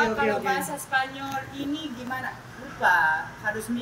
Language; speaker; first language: Indonesian; non-native, fluent; Spanish